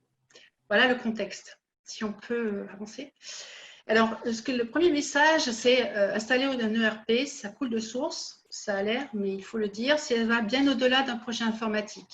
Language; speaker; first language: French; native; French